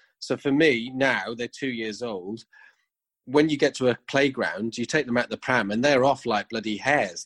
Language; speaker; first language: English; native; English